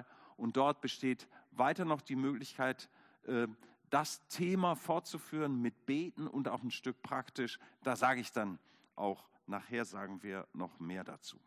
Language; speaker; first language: German; native; German